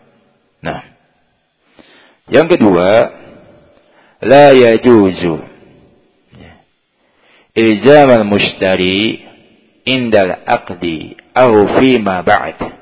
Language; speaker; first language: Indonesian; native; Indonesian